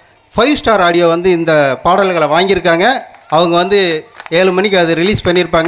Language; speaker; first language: Tamil; native; Tamil